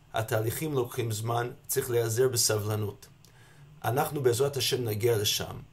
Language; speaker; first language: Hebrew; non-native, fluent; English